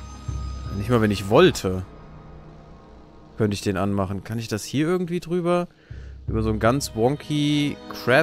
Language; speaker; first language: German; native; German